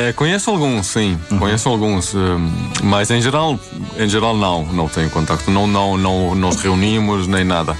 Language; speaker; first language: Portuguese; non-native, fluent; Swedish